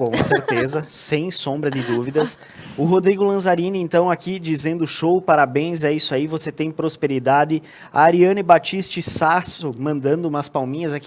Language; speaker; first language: Portuguese; native; Portuguese